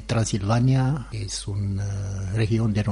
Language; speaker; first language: Spanish; non-native, learner; Romanian